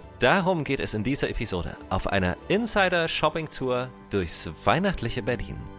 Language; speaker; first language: German; native; German